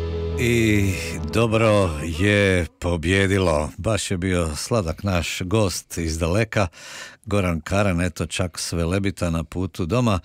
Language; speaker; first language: Croatian; native; Croatian